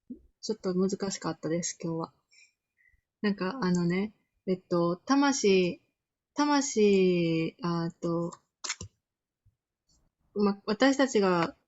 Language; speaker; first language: Japanese; native; Japanese